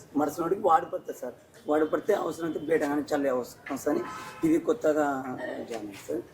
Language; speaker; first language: Telugu; native; Telugu